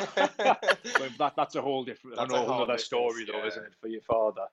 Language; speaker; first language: English; native; English